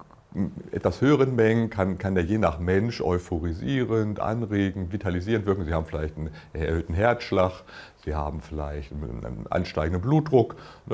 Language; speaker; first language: German; native; German